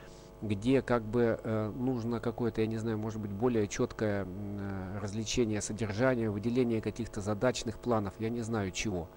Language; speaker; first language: Russian; native; Russian